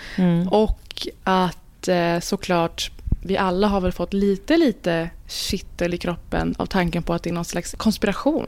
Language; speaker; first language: Swedish; early bilingual, other home language; Persian